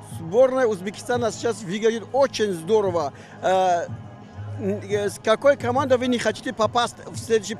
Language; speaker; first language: Russian; non-native, local second language; Tajik